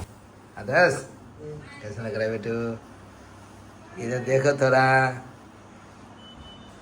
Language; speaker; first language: Hindi; non-native, local second language; Bangla